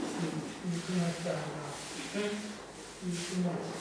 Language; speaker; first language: English; non-native, learner; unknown